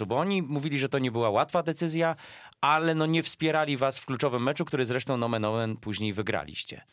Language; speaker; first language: Polish; native; Polish